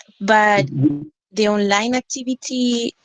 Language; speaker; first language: English; non-native, learner; Spanish